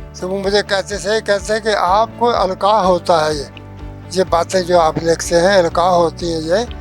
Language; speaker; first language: Urdu; non-native, local second language; Punjabi